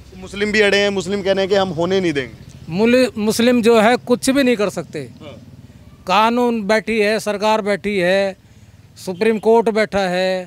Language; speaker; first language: Hindi; native; Hindi